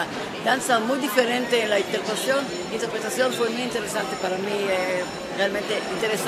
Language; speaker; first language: Spanish; non-native, fluent; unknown